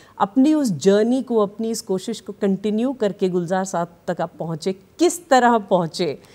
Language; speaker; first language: Hindi; native; Hindi